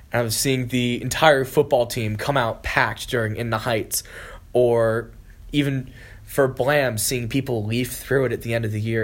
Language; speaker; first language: English; native; English